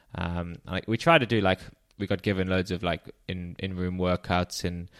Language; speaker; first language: English; native; English